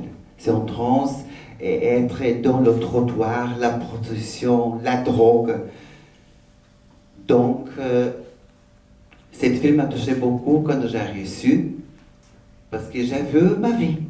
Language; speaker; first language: French; non-native, learner; Portuguese